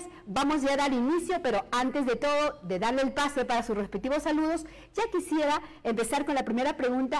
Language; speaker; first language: Spanish; native; Spanish